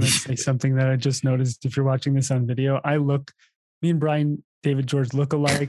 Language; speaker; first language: English; native; English